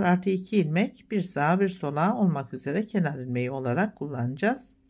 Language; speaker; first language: Turkish; native; Turkish